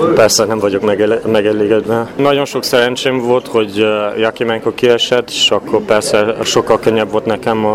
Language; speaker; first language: Hungarian; early bilingual, heritage; Hungarian